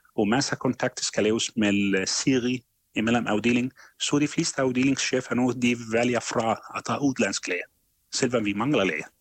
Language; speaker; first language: Danish; non-native, fluent; Arabic